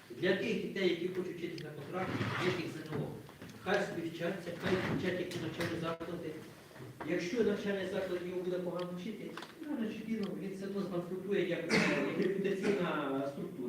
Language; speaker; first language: Ukrainian; native; Ukrainian